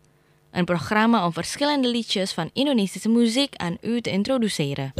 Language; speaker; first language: Dutch; non-native, fluent; Indonesian